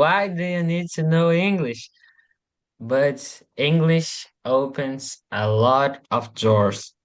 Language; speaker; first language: English; non-native, learner; Portuguese